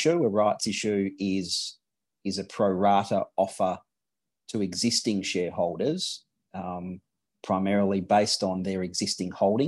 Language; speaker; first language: English; native; English